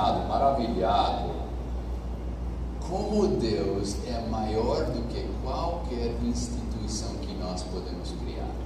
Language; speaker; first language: Portuguese; non-native, fluent; English